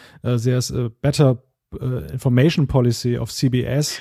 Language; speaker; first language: English; non-native, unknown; German